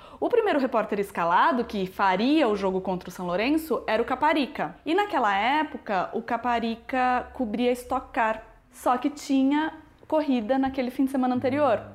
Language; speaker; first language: Portuguese; native; Portuguese